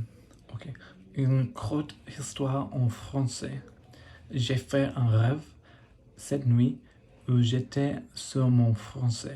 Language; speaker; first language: French; non-native, learner; English